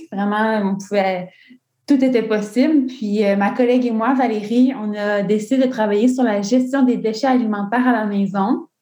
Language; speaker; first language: French; native; French